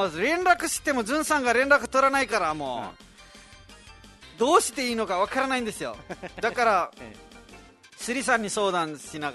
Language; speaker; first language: Japanese; non-native, fluent; Nepali